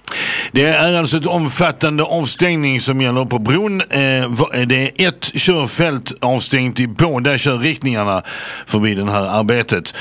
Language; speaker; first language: Swedish; native; Swedish